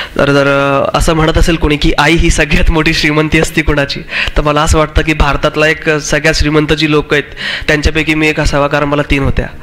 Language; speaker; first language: Marathi; non-native, local second language; Urdu